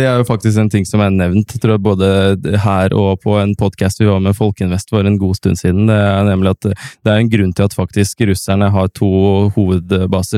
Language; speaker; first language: Norwegian; native; Norwegian